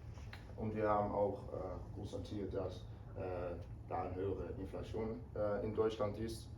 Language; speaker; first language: German; non-native, learner; Dutch